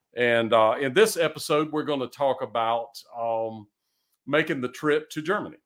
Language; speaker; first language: English; native; English